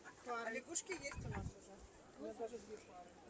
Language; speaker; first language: Russian; native; Russian